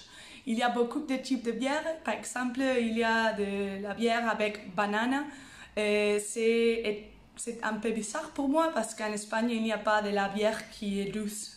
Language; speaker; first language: French; non-native, fluent; Spanish